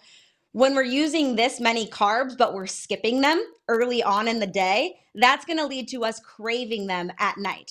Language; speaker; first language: English; native; English